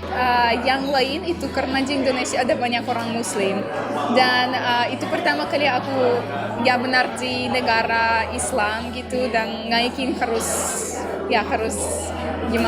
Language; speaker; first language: Indonesian; non-native, fluent; Russian